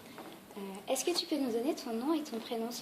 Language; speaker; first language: French; native; French